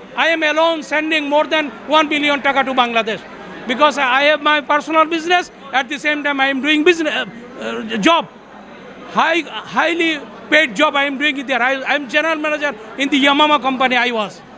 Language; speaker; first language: English; non-native, local second language; Bangla